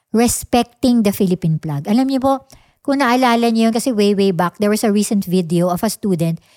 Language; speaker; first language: English; non-native, local second language; Filipino